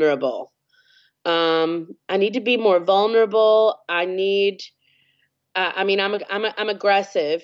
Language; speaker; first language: English; native; English